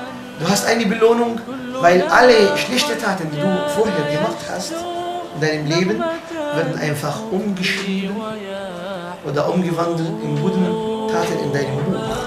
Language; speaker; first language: German; non-native, fluent; Arabic